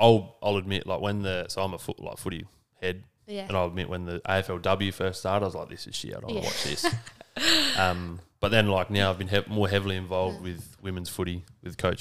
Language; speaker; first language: English; native; English